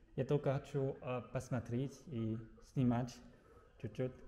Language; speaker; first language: Russian; non-native, learner; English